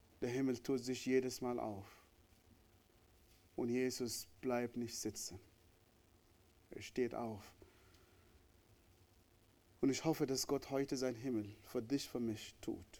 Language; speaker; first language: German; non-native, fluent; Arabic